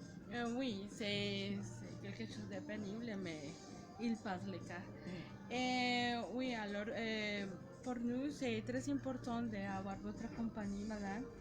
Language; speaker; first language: French; non-native, learner; Spanish